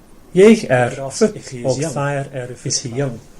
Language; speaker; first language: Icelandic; non-native, fluent; English